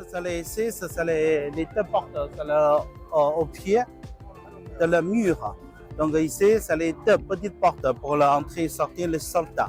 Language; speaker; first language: French; non-native, learner; Chinese